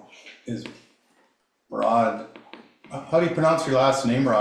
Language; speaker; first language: English; native; English